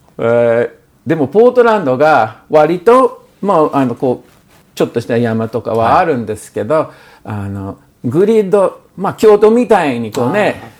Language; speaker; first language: Japanese; non-native, fluent; English